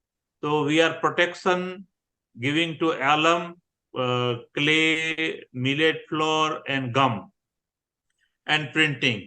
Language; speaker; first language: English; non-native, learner; Gujarati